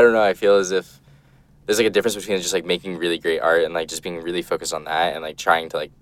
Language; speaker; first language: English; native; English